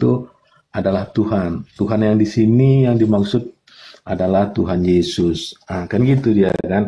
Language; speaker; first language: Indonesian; native; Indonesian